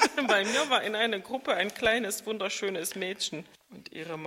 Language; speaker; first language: German; non-native, fluent; Czech